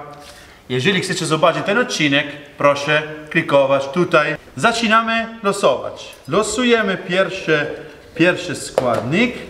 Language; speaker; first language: Polish; non-native, learner; Italian